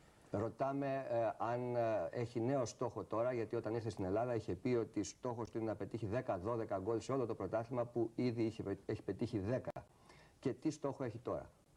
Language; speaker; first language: Greek; native; Greek